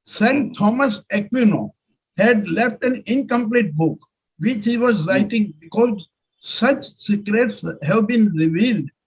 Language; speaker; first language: English; non-native, local second language; Hindi